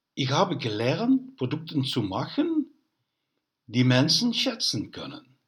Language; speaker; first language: German; non-native, learner; Dutch